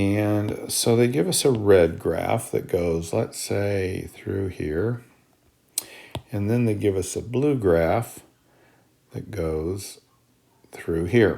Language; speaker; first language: English; native; English